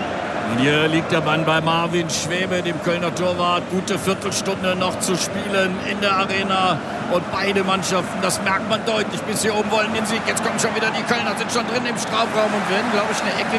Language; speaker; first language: German; native; German